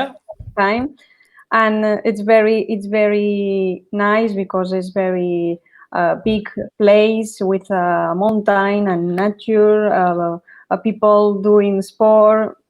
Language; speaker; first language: English; non-native, learner; Spanish